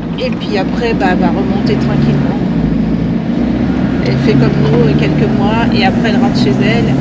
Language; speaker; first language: French; native; French